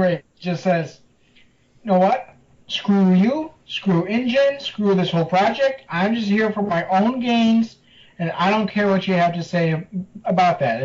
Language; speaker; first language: English; native; English